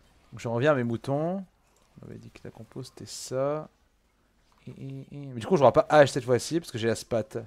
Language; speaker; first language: French; native; French